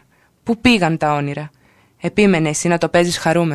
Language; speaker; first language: Greek; native; Greek